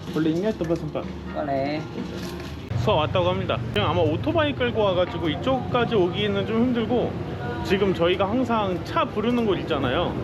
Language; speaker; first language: Korean; native; Korean